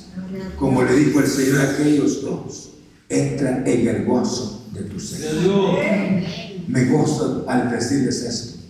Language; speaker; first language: Spanish; native; Spanish